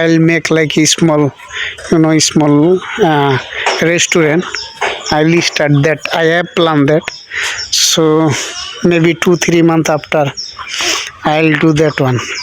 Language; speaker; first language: English; non-native, local second language; Bangla